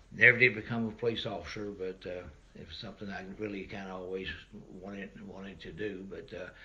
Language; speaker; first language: English; native; English